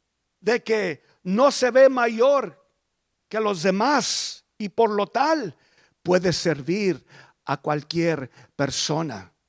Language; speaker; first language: Spanish; early bilingual, heritage; Spanish